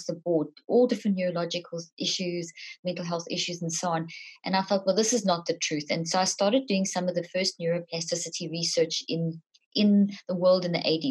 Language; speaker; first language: English; native; English